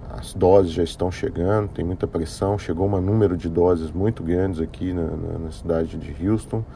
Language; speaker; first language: Portuguese; native; Portuguese